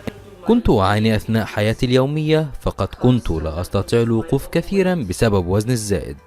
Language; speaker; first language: Arabic; native; Arabic